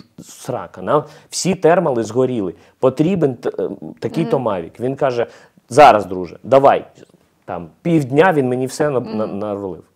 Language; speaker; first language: Ukrainian; non-native, local second language; Russian